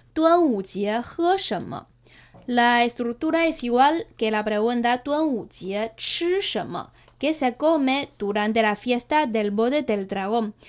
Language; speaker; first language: Spanish; non-native, fluent; Chinese